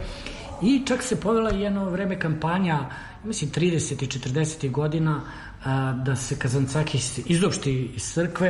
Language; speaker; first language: Serbian; native; Serbian